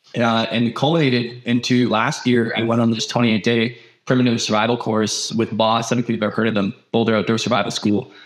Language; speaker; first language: English; native; English